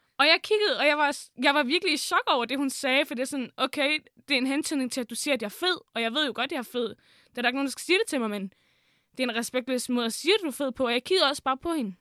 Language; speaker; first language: Danish; early bilingual, other home language; Arabic